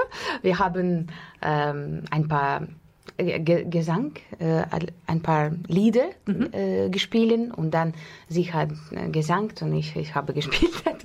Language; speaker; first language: German; non-native, learner; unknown